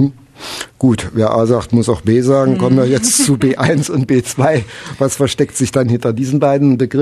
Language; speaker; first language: German; native; German